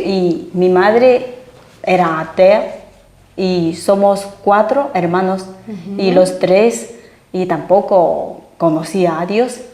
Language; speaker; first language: Spanish; non-native, fluent; Chinese